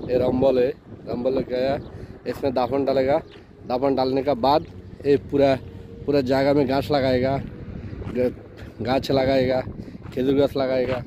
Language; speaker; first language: Hindi; non-native, learner; Bangla